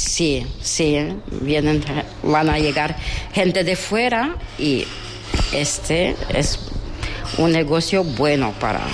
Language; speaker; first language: Spanish; non-native, learner; Romanian